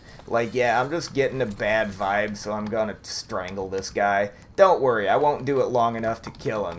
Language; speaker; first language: English; native; English